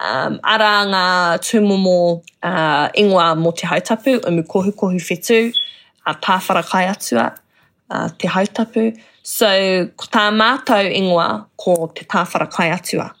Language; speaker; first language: Māori; non-native, local second language; English